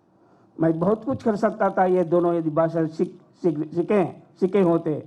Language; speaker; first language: Hindi; non-native, fluent; Sinhala